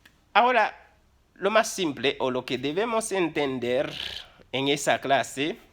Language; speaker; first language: Spanish; non-native, fluent; Haitian Creole